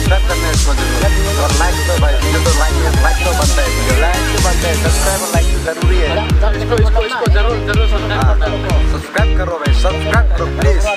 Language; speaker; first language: Hindi; non-native, local second language; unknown